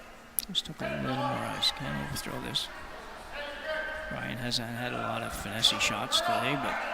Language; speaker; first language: English; native; English